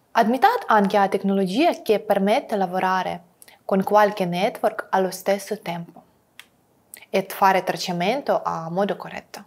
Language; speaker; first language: Italian; non-native, fluent; Russian